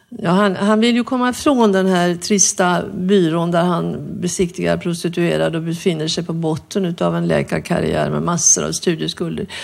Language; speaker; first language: Swedish; native; Swedish